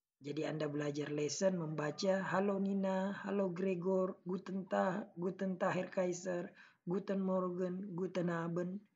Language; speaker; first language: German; non-native, learner; Indonesian